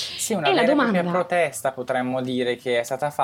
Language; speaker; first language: Italian; native; Italian